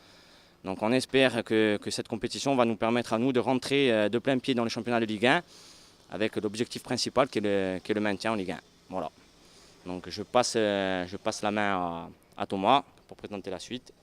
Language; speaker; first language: French; native; French